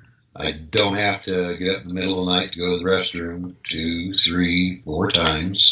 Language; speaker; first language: English; native; English